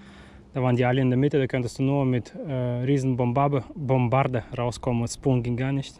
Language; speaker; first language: German; non-native, fluent; Russian